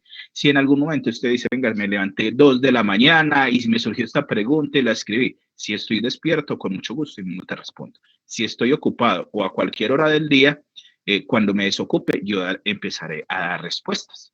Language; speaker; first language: Spanish; native; Spanish